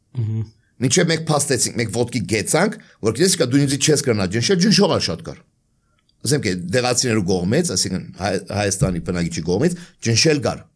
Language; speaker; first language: Armenian; early bilingual, heritage; Armenian